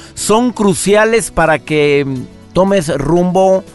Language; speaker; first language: Spanish; native; Spanish